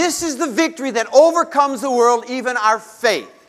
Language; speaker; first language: English; native; English